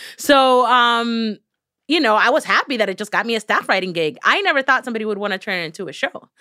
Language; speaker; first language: English; early bilingual, other home language; Spanish